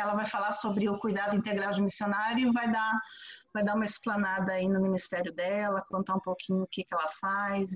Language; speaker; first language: Portuguese; native; Portuguese